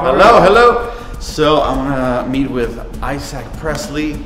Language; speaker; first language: English; non-native, fluent; Spanish